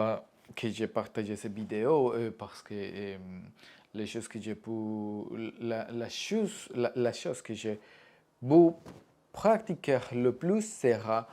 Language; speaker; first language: French; non-native, learner; Spanish